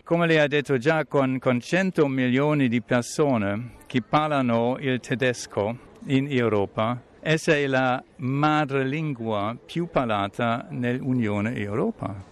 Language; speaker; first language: Italian; non-native, fluent; German